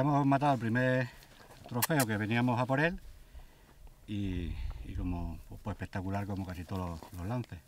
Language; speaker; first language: Spanish; native; Spanish